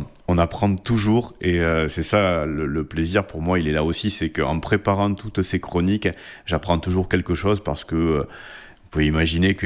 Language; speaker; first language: French; native; French